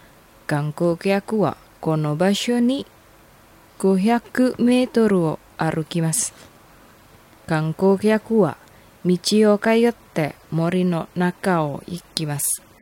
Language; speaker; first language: Japanese; non-native, fluent; Indonesian